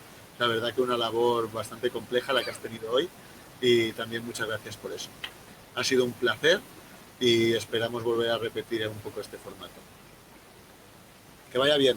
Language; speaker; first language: Spanish; native; Spanish